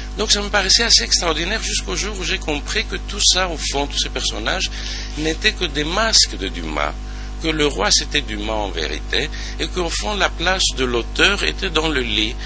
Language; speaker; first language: French; non-native, fluent; Greek